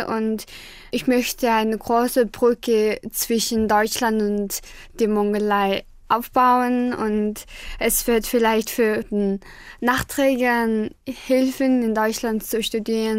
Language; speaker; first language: German; non-native, learner; Mongolian